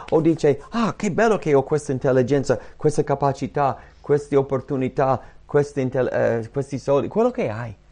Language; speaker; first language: Italian; non-native, fluent; English